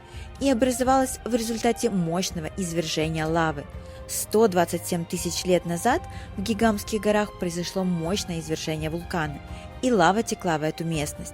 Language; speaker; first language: Russian; native; Russian